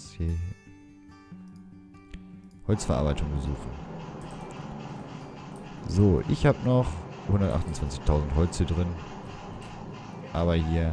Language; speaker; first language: German; native; German